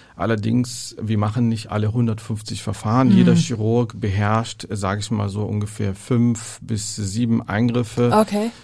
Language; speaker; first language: German; non-native, fluent; Arabic